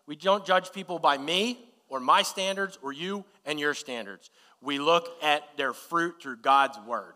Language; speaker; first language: English; native; English